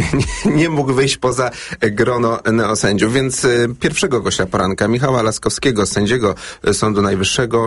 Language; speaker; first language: Polish; native; Polish